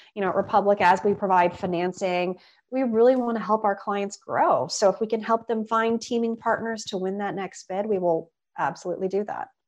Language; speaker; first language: English; native; English